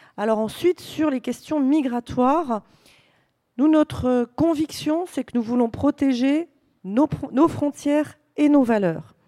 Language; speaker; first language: French; native; French